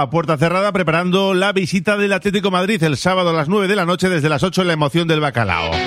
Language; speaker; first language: Spanish; native; Spanish